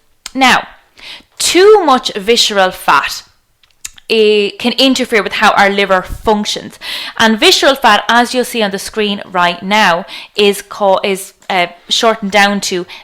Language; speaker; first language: English; native; English